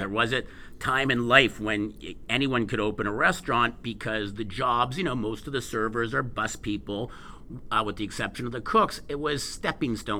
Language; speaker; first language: English; native; English